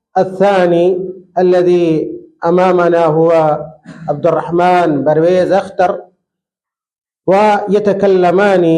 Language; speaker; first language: Arabic; non-native, fluent; Urdu